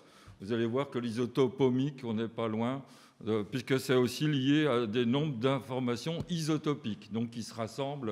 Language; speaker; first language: French; native; French